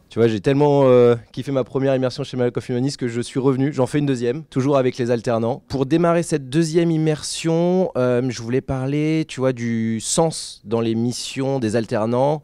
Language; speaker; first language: French; native; French